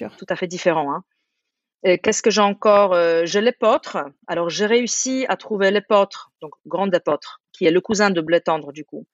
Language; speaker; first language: French; non-native, fluent; Polish